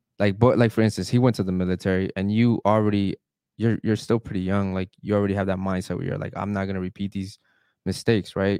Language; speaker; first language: English; early bilingual, other home language; Spanish